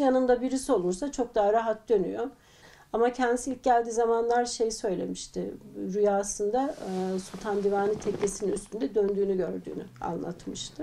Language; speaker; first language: Turkish; native; Turkish